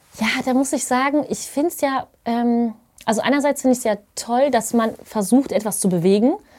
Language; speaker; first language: German; native; German